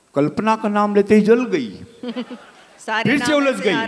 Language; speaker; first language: Hindi; native; Hindi